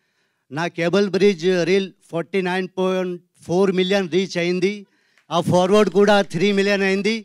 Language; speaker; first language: Telugu; non-native, learner; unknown